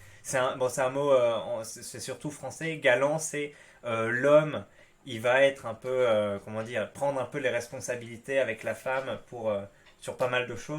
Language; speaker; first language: French; native; French